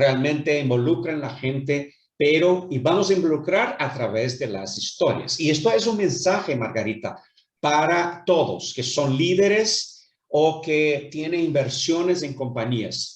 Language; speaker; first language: Spanish; non-native, fluent; Portuguese